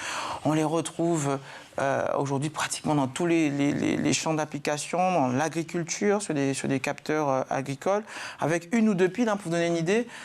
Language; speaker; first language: French; native; French